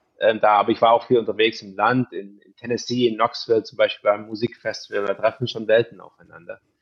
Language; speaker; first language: German; early bilingual, other home language; English